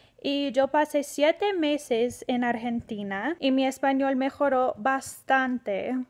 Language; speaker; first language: Spanish; non-native, fluent; English